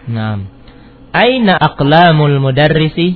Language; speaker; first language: Arabic; non-native, fluent; Indonesian